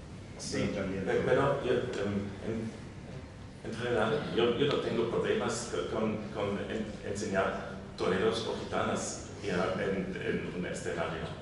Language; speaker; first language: Spanish; non-native, learner; German